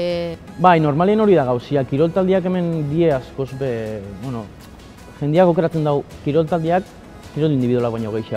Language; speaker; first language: Basque; native; Basque